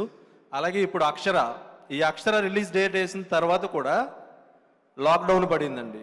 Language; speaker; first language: Telugu; native; Telugu